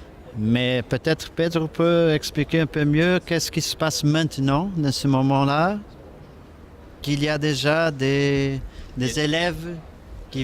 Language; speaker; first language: French; non-native, fluent; Portuguese